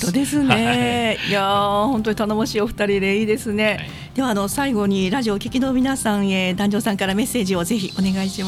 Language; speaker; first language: Japanese; native; Japanese